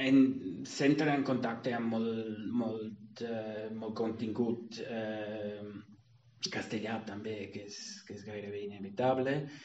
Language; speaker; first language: Catalan; non-native, fluent; German